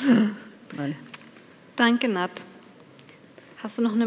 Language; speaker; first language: German; native; German